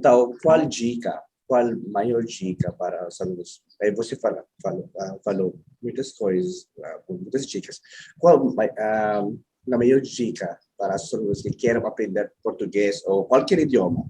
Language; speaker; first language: Portuguese; non-native, learner; Filipino